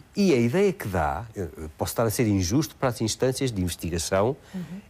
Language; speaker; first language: Portuguese; native; Portuguese